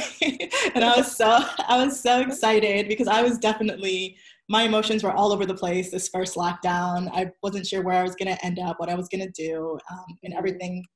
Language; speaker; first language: English; native; English